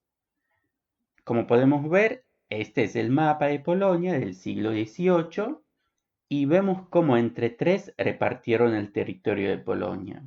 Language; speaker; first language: Spanish; non-native, fluent; Polish